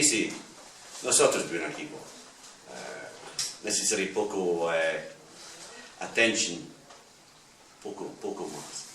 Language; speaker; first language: Spanish; non-native, learner; English